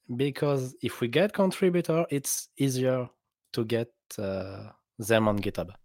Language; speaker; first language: English; non-native, fluent; French